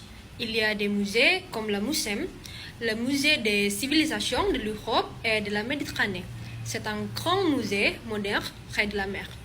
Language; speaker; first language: French; non-native, learner; Indonesian